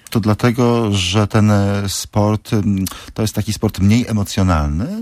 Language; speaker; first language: Polish; native; Polish